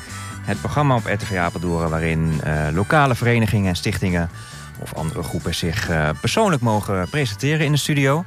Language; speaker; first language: Dutch; native; Dutch